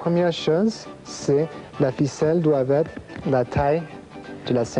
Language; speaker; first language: French; non-native, fluent; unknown